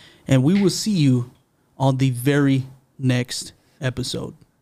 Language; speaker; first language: English; early bilingual, other home language; Spanish